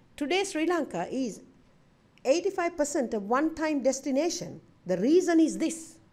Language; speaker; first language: English; non-native, local second language; Sinhala